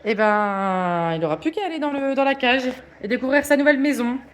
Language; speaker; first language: French; native; French